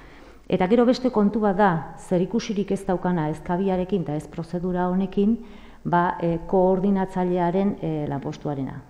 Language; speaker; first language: Basque; native; Basque